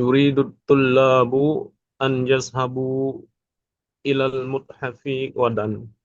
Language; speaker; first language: Arabic; non-native, learner; Indonesian